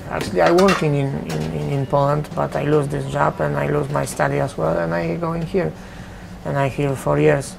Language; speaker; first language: English; non-native, learner; Polish